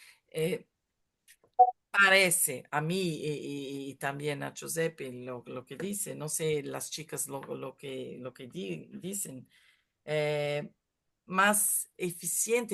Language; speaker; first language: Spanish; non-native, fluent; Portuguese